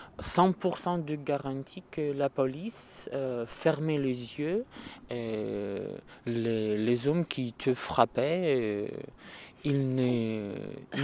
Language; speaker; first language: French; non-native, learner; Russian